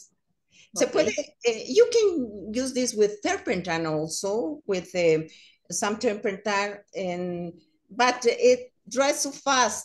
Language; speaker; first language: English; non-native, learner; Spanish